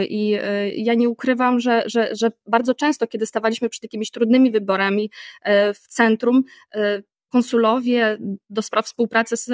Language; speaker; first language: Polish; early bilingual, heritage; Polish